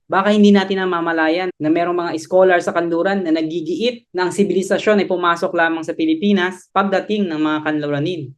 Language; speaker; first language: Filipino; native; Filipino